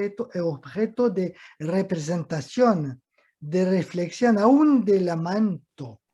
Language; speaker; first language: Spanish; non-native, fluent; French